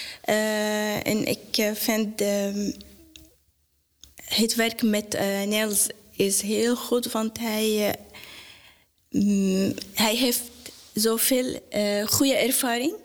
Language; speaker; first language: Dutch; non-native, learner; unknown